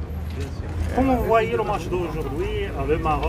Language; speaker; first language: French; non-native, local second language; Arabic